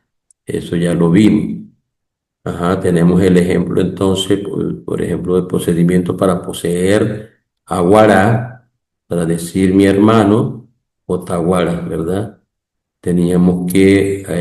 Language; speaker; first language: Spanish; non-native, local second language; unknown